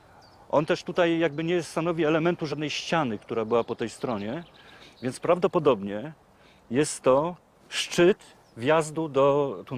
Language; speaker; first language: Polish; native; Polish